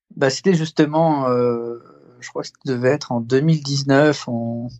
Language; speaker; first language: French; native; French